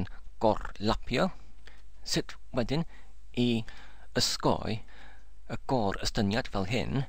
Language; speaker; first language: Welsh; non-native, learner; English